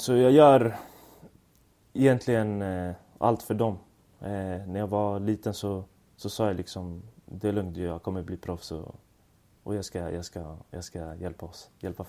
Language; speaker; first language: Swedish; early bilingual, other home language; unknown